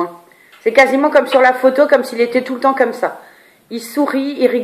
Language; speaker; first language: French; native; French